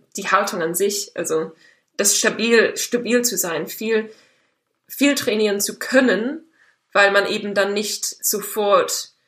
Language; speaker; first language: German; non-native, fluent; English